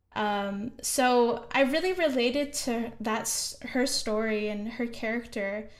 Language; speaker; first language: English; native; English